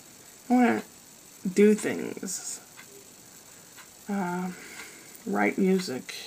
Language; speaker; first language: English; native; English